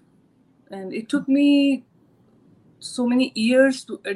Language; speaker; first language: English; non-native, local second language; Hindi